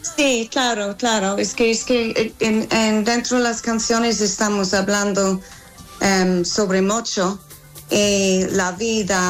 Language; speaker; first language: Spanish; non-native, fluent; English